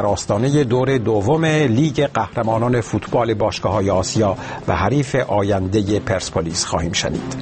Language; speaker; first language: Persian; native; Persian